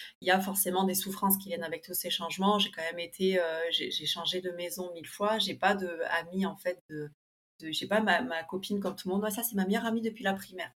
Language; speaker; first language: French; early bilingual, other home language; Spanish